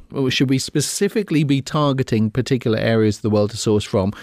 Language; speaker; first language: English; native; English